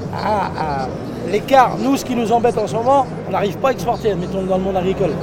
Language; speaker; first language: French; native; French